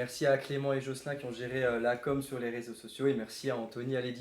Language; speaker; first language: French; native; French